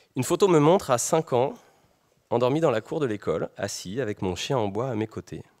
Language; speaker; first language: French; native; French